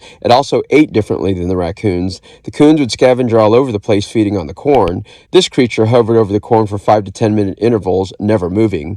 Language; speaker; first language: English; native; English